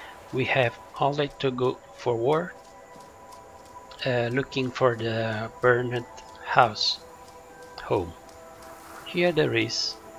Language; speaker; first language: English; non-native, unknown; Italian